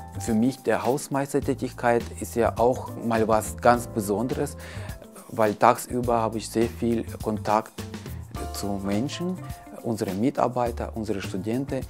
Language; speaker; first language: German; non-native, fluent; Russian